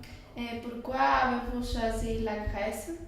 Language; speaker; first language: French; non-native, learner; Greek